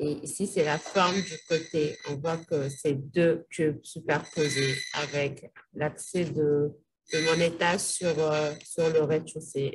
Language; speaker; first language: French; non-native, local second language; Arabic